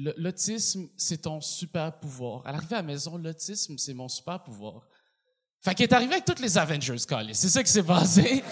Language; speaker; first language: French; early bilingual, other home language; Arabic